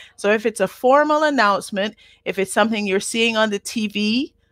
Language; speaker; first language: English; native; English